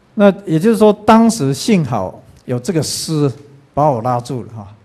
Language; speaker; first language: Chinese; native; Chinese